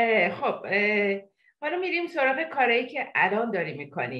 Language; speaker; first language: Persian; native; Persian